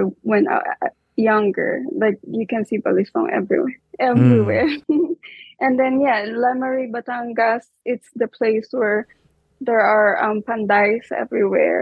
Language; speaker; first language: English; non-native, local second language; Filipino